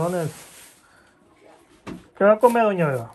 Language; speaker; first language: Spanish; native; Spanish